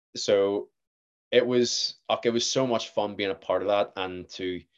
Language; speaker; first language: English; native; English